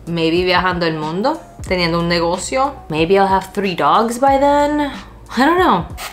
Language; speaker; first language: English; early bilingual, other home language; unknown